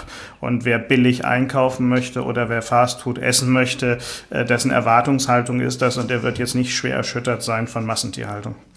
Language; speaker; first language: German; native; German